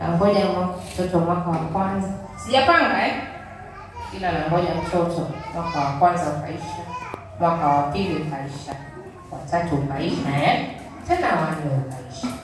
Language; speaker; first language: Swahili; non-native, local second language; Giryama